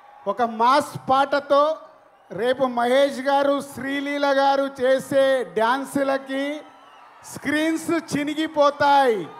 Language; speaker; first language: Telugu; native; Telugu